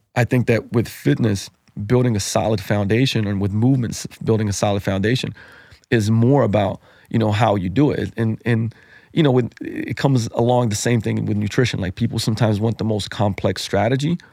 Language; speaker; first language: English; non-native, fluent; Slovenian